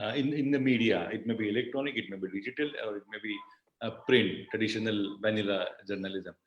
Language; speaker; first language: English; non-native, local second language; Marathi